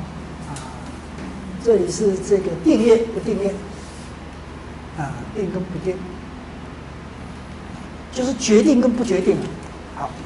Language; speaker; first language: Chinese; native; Chinese